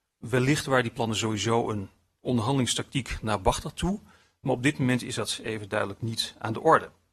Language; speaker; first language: Dutch; native; Dutch